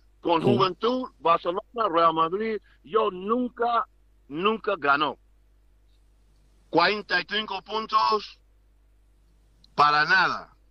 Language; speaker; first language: Spanish; non-native, learner; English